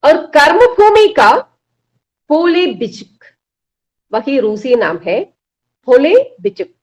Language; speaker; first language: Hindi; non-native, local second language; Malayalam